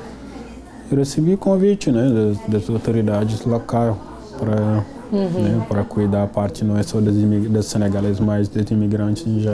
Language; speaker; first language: Portuguese; non-native, fluent; Wolof